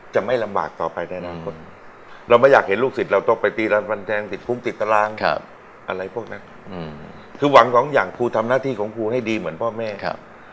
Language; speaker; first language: Thai; native; Thai